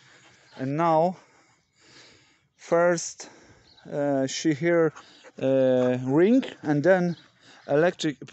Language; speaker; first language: English; non-native, learner; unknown